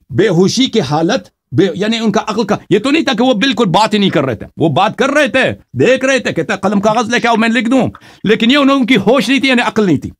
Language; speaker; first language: Urdu; non-native, fluent; Persian